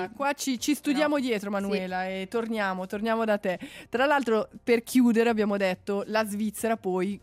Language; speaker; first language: Italian; native; Italian